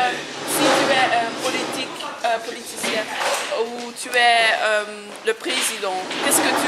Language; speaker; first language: French; non-native, local second language; Dutch